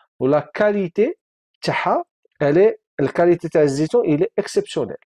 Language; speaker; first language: French; non-native, local second language; Arabic